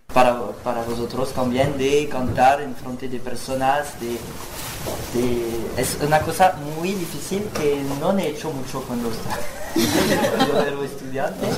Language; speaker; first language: Spanish; non-native, learner; French